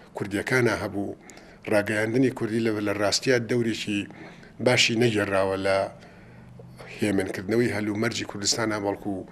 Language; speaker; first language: Central Kurdish; native; Central Kurdish